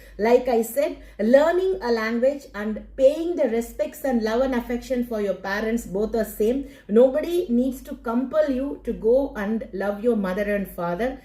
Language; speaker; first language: English; non-native, local second language; Tamil